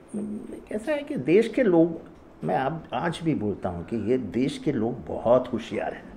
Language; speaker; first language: Hindi; non-native, local second language; Marathi